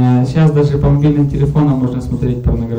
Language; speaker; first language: Russian; native; Russian